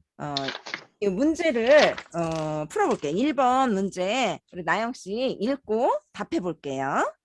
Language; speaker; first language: Korean; native; Korean